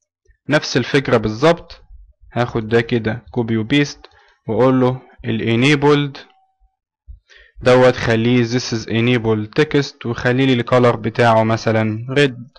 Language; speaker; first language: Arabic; native; Arabic